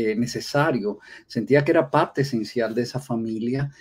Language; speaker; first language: Spanish; native; Spanish